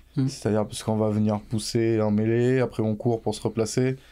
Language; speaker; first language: French; native; French